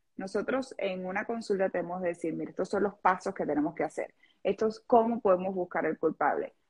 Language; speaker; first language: Spanish; native; Spanish